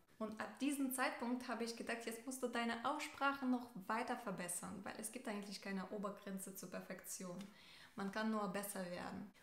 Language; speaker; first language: German; non-native, fluent; Russian